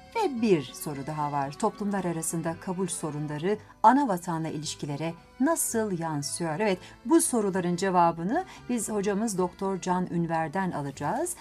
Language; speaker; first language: Turkish; native; Turkish